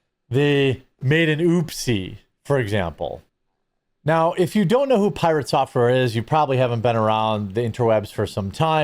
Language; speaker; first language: English; native; English